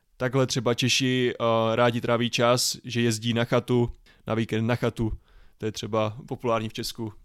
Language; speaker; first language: Czech; native; Czech